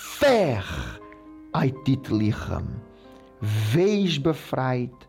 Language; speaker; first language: Dutch; non-native, local second language; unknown